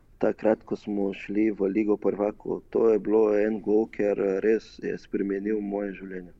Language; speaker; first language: Slovenian; non-native, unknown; Portuguese